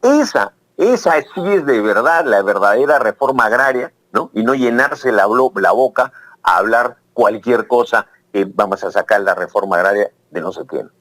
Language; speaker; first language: Spanish; native; Spanish